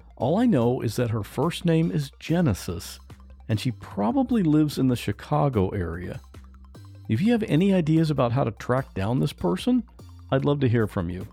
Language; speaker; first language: English; native; English